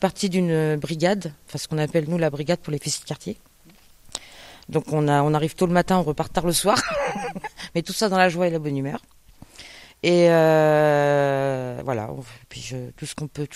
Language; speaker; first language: French; native; French